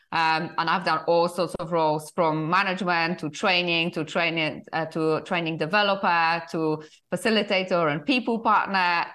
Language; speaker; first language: English; non-native, fluent; Polish